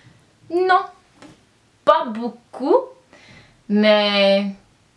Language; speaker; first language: French; non-native, learner; English